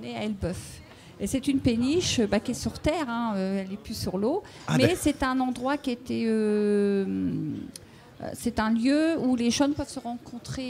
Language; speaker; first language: French; native; French